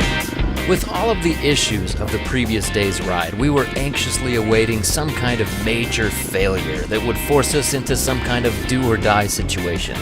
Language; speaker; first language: English; native; English